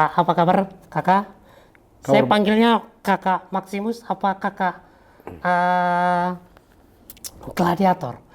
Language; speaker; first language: Malay; native; Malay